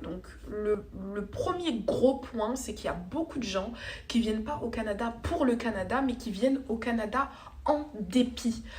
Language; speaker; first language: French; native; French